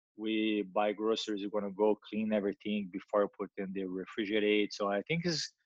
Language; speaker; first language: English; non-native, learner; Portuguese